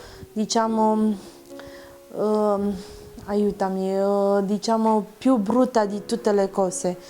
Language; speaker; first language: Italian; non-native, learner; Romanian